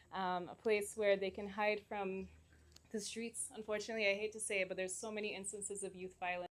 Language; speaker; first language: English; native; English